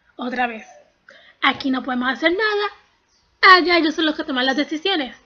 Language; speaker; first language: Spanish; native; Spanish